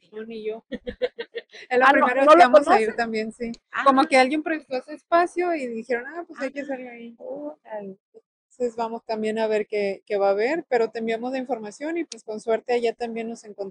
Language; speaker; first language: Spanish; native; Spanish